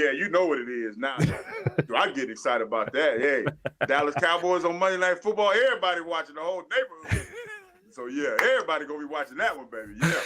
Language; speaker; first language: English; native; English